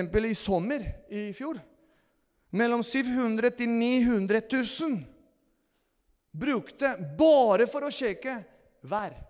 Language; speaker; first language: Norwegian; non-native, fluent; Spanish